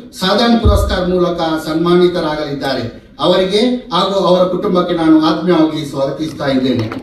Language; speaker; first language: Kannada; non-native, local second language; Konkani